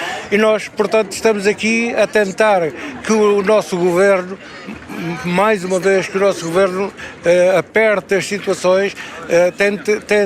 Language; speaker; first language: Portuguese; native; Portuguese